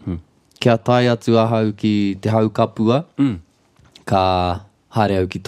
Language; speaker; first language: Māori; non-native, local second language; English